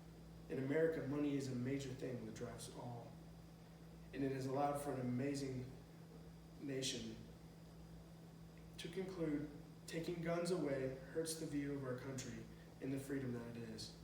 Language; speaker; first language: English; native; English